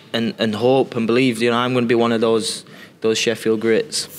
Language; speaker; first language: English; native; English